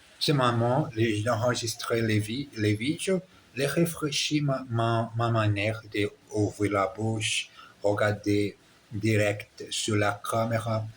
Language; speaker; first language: French; non-native, learner; Portuguese